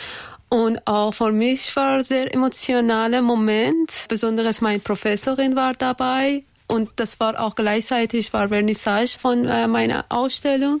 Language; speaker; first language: German; non-native, learner; Persian